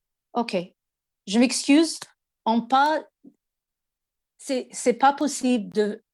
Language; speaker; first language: French; non-native, learner; English